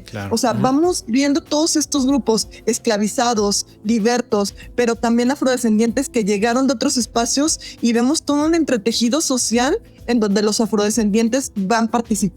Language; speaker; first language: Spanish; native; Spanish